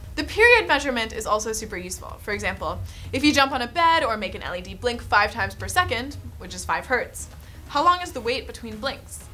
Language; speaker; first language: English; native; English